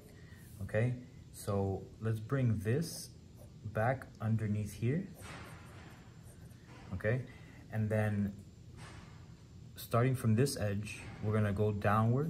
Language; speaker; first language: English; native; English